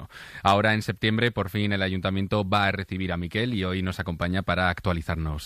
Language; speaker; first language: Spanish; native; Spanish